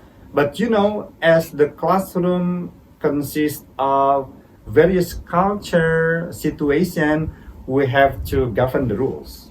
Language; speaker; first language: English; non-native, fluent; Indonesian